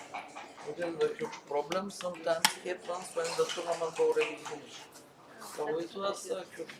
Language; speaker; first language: English; non-native, fluent; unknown